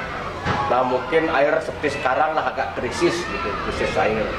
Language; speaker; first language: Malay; non-native, local second language; Balinese